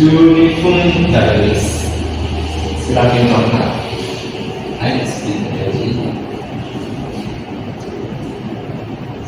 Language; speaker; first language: Japanese; non-native, learner; Indonesian